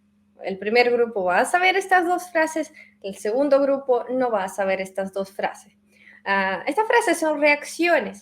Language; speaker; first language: Spanish; non-native, fluent; Russian